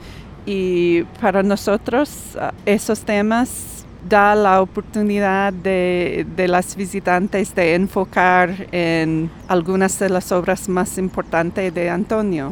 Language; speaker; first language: Spanish; non-native, fluent; English